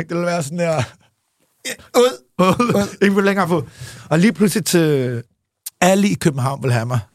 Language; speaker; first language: Danish; early bilingual, other home language; English